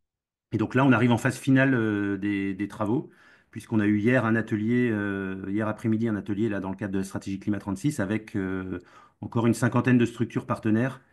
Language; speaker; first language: French; native; French